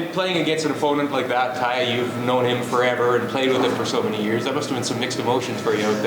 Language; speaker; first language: English; native; English